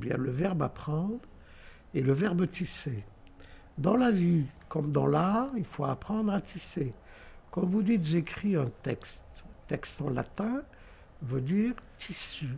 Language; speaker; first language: French; non-native, local second language; Arabic